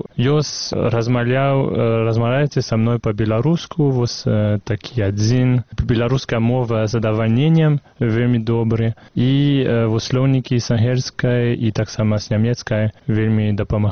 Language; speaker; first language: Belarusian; non-native, fluent; French